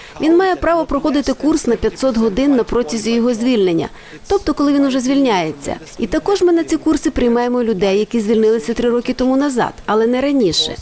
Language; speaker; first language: Ukrainian; native; Ukrainian